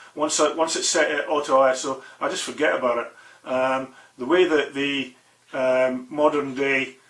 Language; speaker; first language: English; native; English